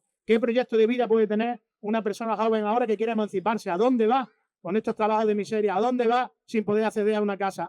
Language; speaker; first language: Spanish; native; Spanish